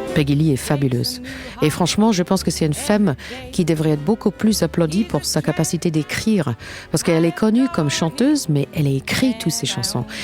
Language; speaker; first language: French; non-native, fluent; English